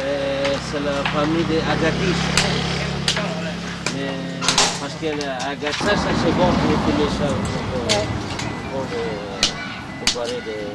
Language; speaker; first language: French; non-native, learner; Indonesian